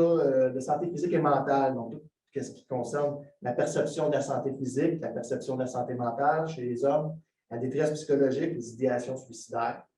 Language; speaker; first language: French; native; French